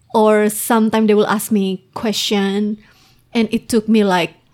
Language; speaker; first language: English; non-native, fluent; Indonesian